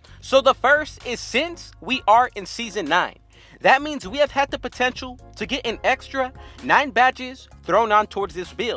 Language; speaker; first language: English; native; English